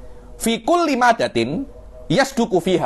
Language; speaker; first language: Arabic; non-native, fluent; Malay